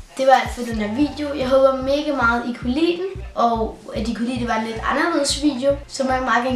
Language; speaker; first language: Danish; native; Danish